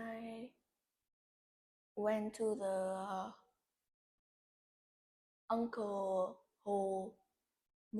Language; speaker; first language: English; non-native, learner; Vietnamese